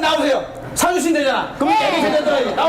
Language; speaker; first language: Korean; native; Korean